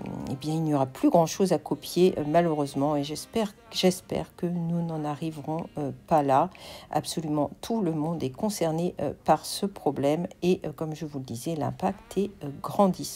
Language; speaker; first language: French; native; French